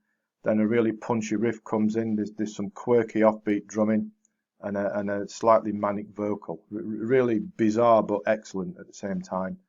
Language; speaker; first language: English; native; English